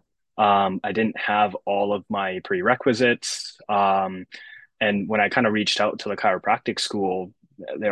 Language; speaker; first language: English; early bilingual, other home language; Japanese